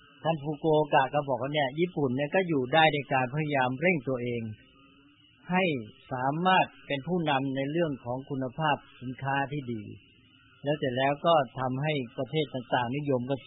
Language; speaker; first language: Thai; native; Thai